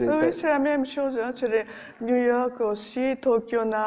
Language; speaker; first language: French; non-native, learner; Japanese